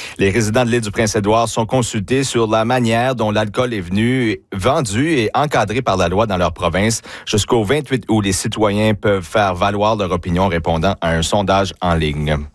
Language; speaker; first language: French; native; French